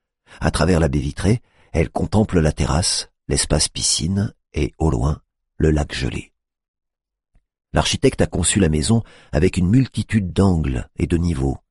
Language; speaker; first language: French; native; French